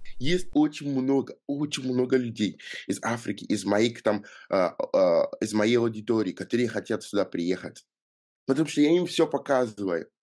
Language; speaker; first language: Russian; non-native, fluent; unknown